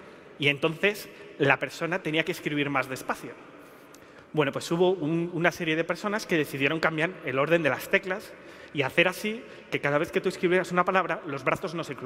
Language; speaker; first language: Spanish; native; Spanish